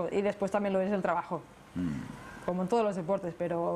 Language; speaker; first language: Spanish; native; Spanish